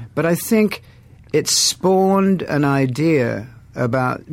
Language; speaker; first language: English; native; English